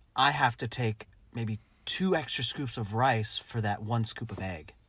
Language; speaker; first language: English; early bilingual, other home language; Filipino